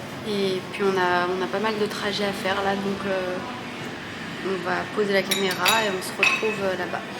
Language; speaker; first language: French; native; French